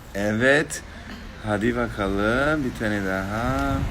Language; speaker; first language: Turkish; non-native, learner; Portuguese